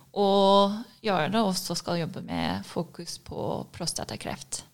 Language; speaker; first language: Norwegian; non-native, fluent; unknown